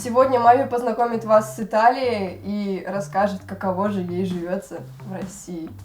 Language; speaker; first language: Russian; native; Russian